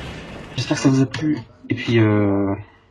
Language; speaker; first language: French; native; French